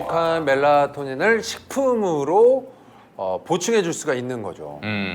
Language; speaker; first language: Korean; native; Korean